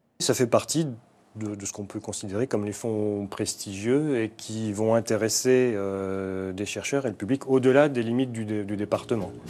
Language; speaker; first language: French; native; French